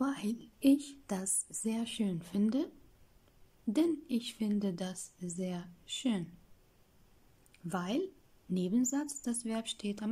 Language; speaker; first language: German; non-native, fluent; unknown